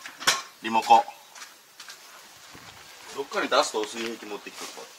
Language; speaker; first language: Japanese; native; Japanese